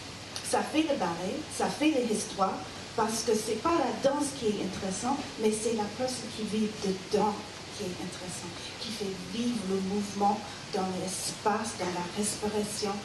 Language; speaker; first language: French; non-native, learner; English